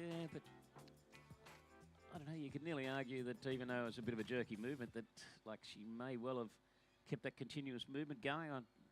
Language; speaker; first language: English; native; English